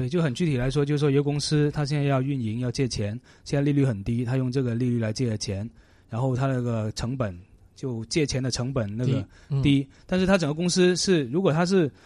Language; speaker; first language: Chinese; non-native, local second language; Cantonese